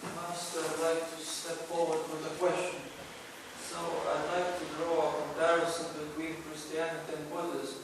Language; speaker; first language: English; non-native, fluent; Lithuanian